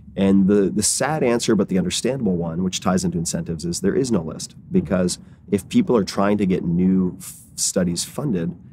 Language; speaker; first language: English; native; English